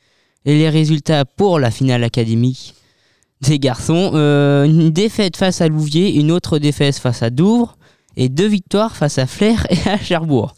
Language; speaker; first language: French; native; French